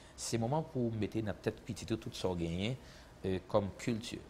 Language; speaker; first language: French; native; French